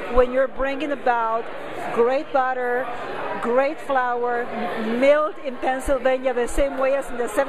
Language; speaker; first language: English; non-native, fluent; Spanish